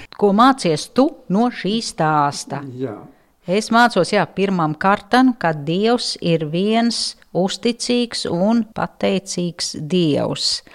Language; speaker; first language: Latvian; native; Latvian